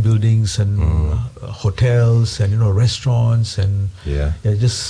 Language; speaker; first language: English; non-native, local second language; Tamil